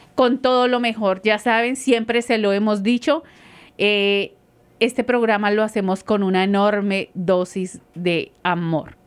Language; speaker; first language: Spanish; native; Spanish